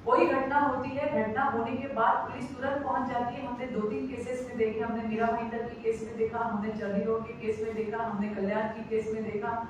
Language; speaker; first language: Hindi; non-native, local second language; Marathi